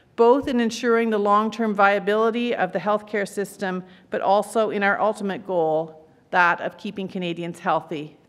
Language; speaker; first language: English; native; English